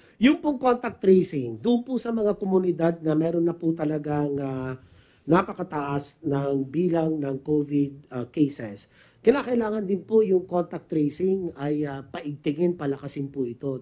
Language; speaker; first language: Filipino; native; Filipino